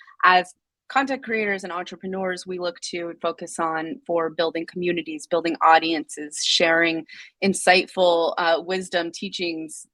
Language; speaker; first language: English; native; English